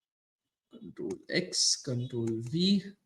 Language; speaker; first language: English; non-native, local second language; Hindi